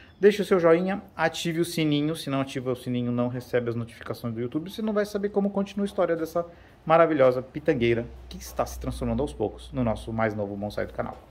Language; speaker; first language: Portuguese; native; Portuguese